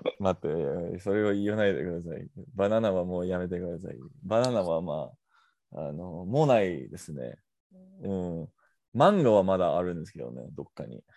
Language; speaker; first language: Japanese; non-native, fluent; English